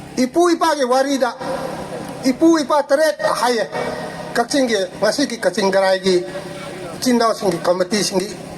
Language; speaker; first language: Manipuri; non-native, local second language; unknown